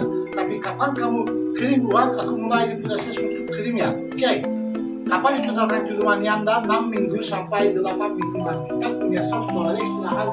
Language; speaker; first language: Indonesian; non-native, learner; Turkish